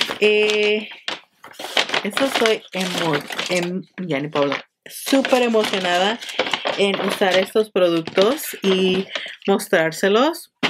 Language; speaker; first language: Spanish; early bilingual, heritage; Spanish